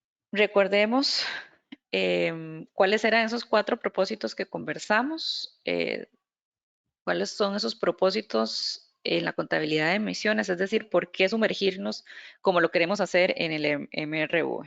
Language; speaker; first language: Spanish; native; Spanish